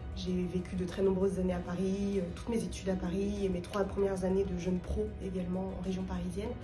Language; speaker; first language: French; native; French